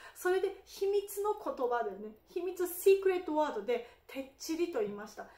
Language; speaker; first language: Japanese; native; Japanese